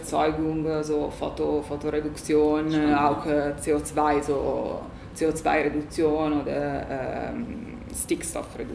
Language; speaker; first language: German; non-native, learner; Italian